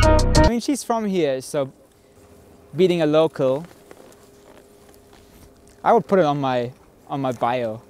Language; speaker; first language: English; non-native, fluent; German